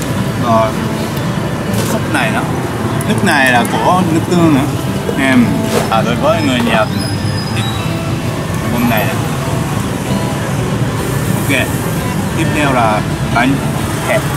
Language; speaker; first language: Vietnamese; non-native, learner; Japanese